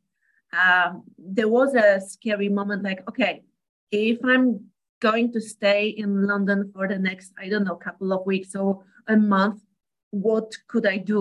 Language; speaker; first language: English; non-native, fluent; Polish